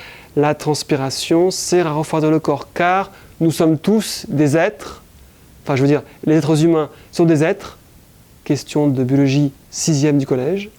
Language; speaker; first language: French; native; French